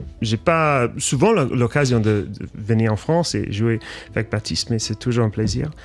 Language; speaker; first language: French; non-native, fluent; English